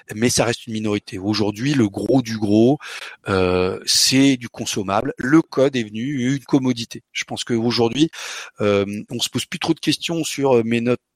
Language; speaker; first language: French; early bilingual, other home language; Portuguese